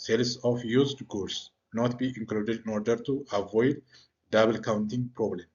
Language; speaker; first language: English; non-native, local second language; Amharic